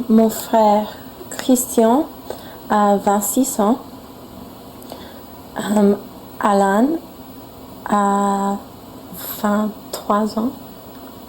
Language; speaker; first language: French; non-native, learner; English